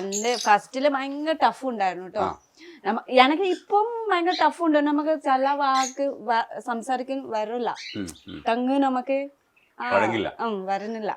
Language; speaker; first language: Malayalam; non-native, learner; Nepali